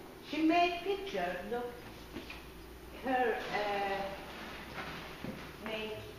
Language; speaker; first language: English; non-native, learner; Turkish